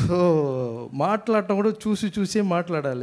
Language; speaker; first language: Telugu; non-native, fluent; Tamil